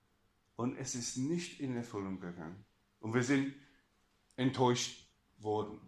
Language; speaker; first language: German; non-native, fluent; English